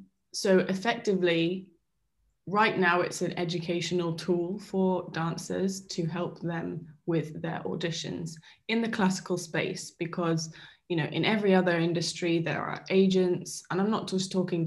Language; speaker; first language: English; native; English